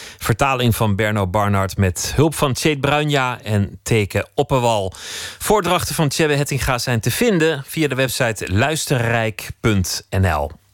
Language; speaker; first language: Dutch; native; Dutch